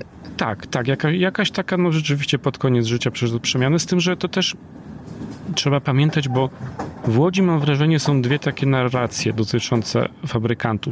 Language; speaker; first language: Polish; native; Polish